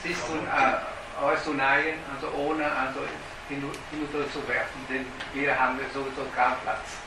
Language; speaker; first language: German; non-native, fluent; Vietnamese